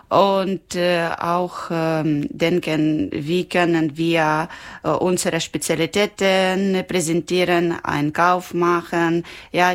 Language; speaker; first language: German; non-native, learner; Ukrainian